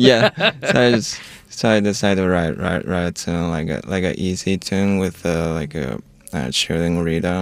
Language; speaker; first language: English; non-native, learner; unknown